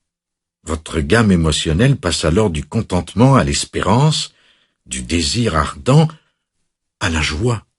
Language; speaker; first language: French; native; French